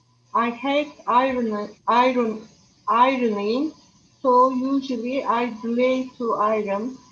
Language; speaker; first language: English; non-native, learner; Turkish